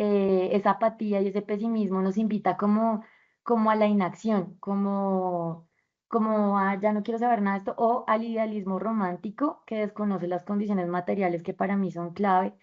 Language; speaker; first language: Spanish; native; Spanish